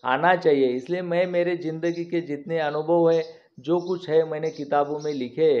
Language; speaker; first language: Hindi; non-native, local second language; Marathi